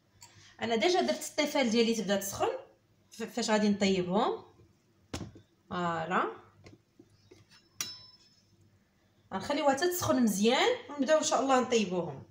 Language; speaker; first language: Arabic; native; Arabic